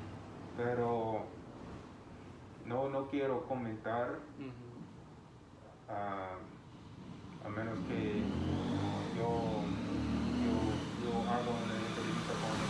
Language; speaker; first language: Spanish; non-native, fluent; English